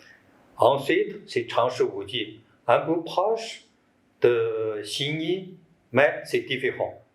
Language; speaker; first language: French; non-native, learner; Chinese